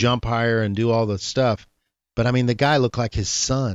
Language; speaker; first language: English; native; English